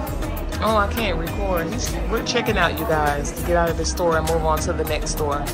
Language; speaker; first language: English; native; English